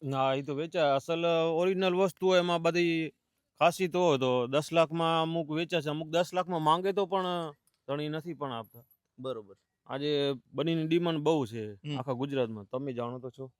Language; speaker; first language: Gujarati; non-native, local second language; Kachhi